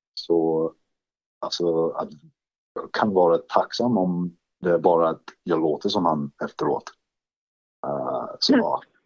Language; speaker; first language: Swedish; non-native, fluent; English